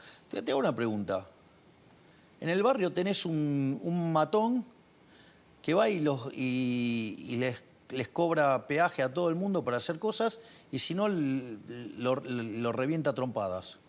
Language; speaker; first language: Spanish; native; Spanish